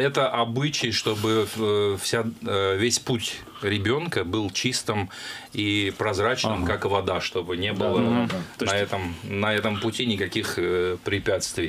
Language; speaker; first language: Russian; non-native, local second language; Azerbaijani